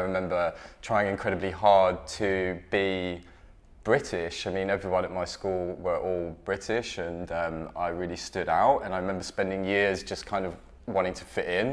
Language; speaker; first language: English; native; English